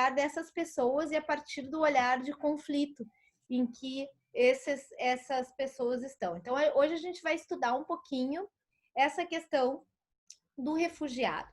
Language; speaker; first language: Portuguese; native; Portuguese